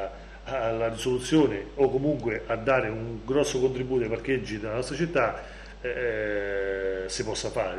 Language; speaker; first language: Italian; native; Italian